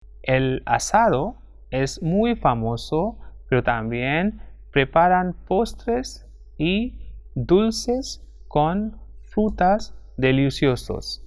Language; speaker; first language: Spanish; non-native, fluent; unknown